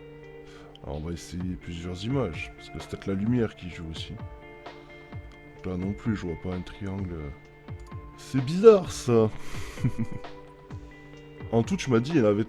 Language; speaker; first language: French; native; French